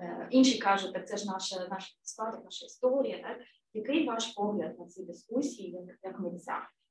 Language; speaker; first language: Ukrainian; non-native, local second language; Russian